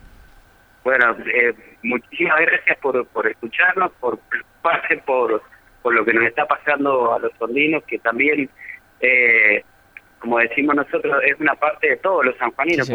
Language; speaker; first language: Spanish; native; Spanish